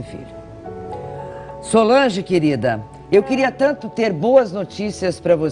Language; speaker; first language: Portuguese; native; Portuguese